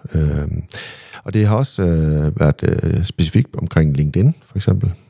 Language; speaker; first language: Danish; native; Danish